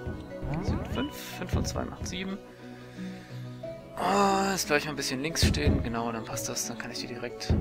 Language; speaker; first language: German; native; German